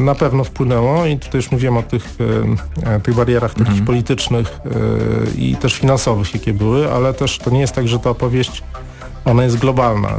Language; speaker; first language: Polish; native; Polish